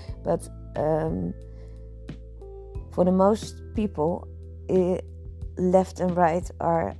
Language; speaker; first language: English; non-native, learner; Dutch